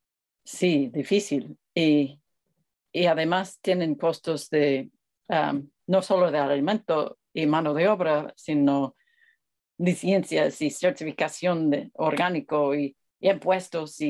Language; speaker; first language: Spanish; non-native, fluent; English